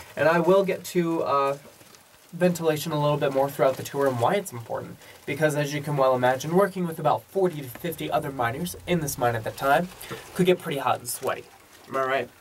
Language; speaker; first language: English; native; English